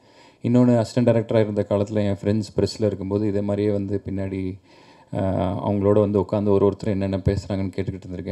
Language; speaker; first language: Tamil; native; Tamil